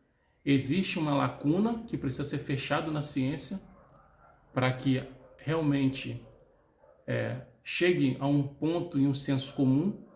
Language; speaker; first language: Portuguese; native; Portuguese